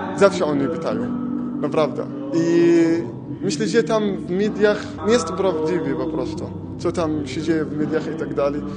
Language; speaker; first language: Polish; non-native, learner; Arabic